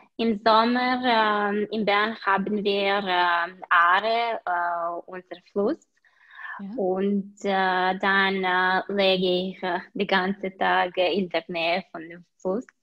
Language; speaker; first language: German; non-native, learner; Serbian